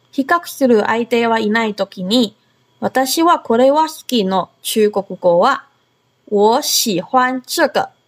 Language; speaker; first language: Japanese; non-native, fluent; Chinese